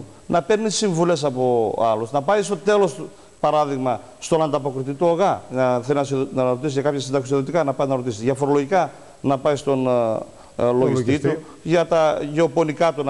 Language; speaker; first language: Greek; native; Greek